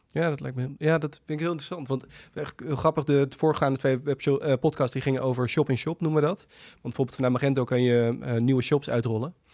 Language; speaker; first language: Dutch; native; Dutch